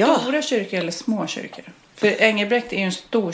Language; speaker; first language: Swedish; native; Swedish